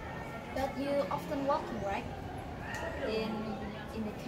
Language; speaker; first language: English; non-native, learner; Indonesian